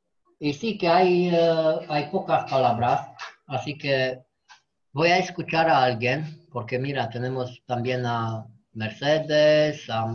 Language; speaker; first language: Spanish; non-native, fluent; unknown